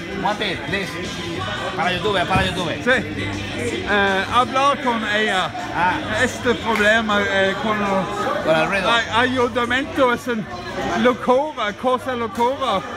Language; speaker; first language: Spanish; non-native, learner; Norwegian